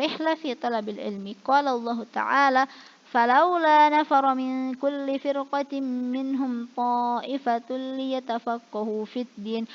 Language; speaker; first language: Arabic; non-native, fluent; Indonesian